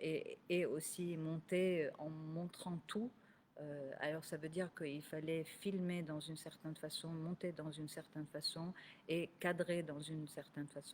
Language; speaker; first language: French; non-native, local second language; Arabic